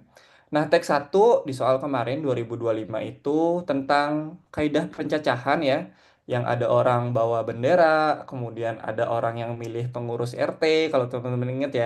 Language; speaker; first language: Indonesian; native; Indonesian